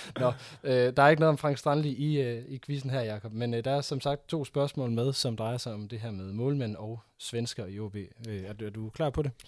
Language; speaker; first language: Danish; native; Danish